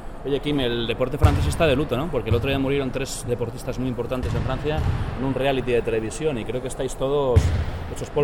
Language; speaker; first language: Spanish; native; Spanish